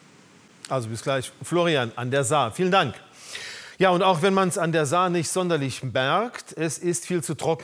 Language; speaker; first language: German; native; German